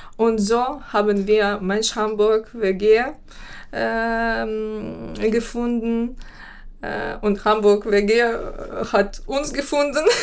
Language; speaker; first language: German; non-native, learner; Ukrainian